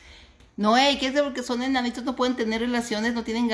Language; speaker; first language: Spanish; native; Spanish